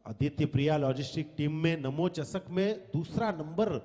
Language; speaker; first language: Hindi; non-native, local second language; Marathi